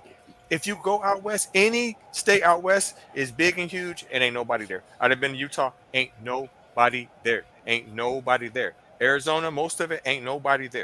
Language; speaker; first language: English; native; English